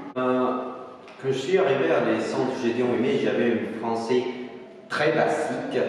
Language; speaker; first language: French; non-native, learner; Spanish